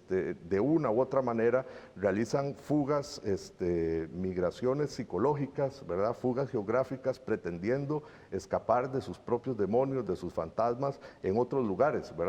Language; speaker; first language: Spanish; native; Spanish